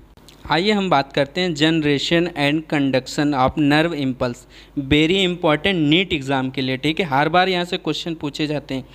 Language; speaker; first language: Hindi; native; Hindi